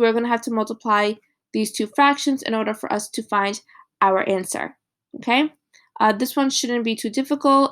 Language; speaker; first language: English; native; English